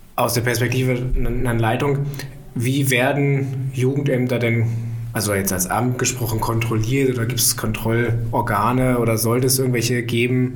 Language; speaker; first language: German; native; German